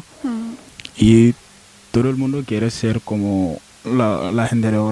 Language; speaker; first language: Spanish; non-native, learner; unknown